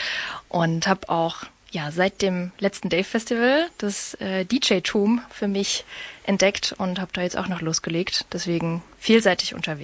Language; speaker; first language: German; native; German